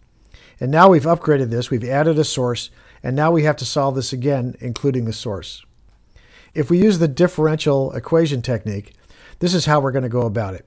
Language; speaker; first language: English; native; English